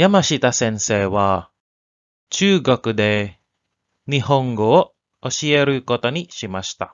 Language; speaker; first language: Japanese; non-native, learner; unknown